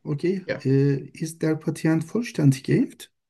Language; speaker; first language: German; non-native, learner; Turkish